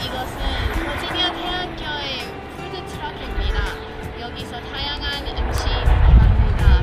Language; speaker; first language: Korean; non-native, learner; English